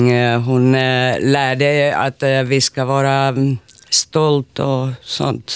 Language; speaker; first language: Swedish; non-native, local second language; Finnish